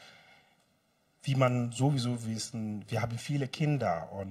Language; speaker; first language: German; non-native, fluent; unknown